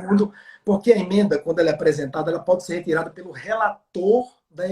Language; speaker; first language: Portuguese; native; Portuguese